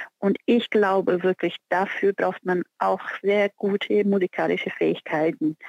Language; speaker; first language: German; non-native, fluent; Portuguese